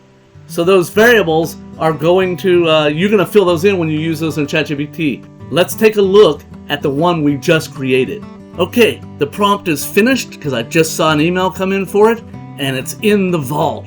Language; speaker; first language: English; native; English